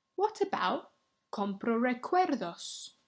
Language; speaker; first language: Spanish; non-native, fluent; English